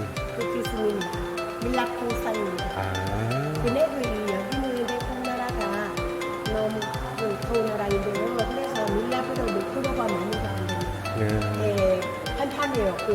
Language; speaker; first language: Korean; non-native, learner; Thai